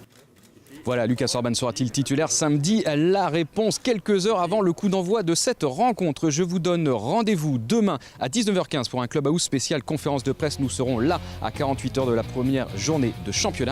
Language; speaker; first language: French; native; French